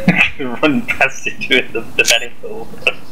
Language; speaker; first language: English; native; English